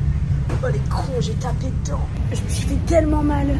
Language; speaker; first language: French; native; French